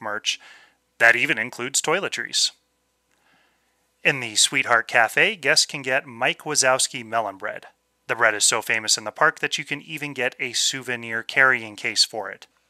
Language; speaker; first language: English; native; English